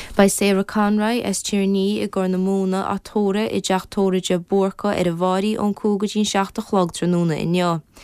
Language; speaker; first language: Irish; native; Irish